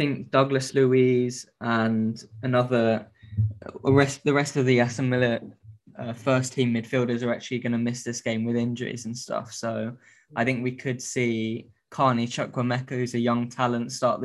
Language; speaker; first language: English; native; English